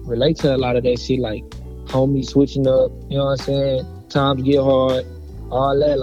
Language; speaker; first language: English; native; English